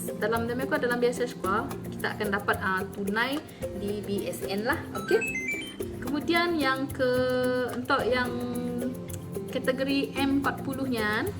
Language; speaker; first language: Malay; non-native, local second language; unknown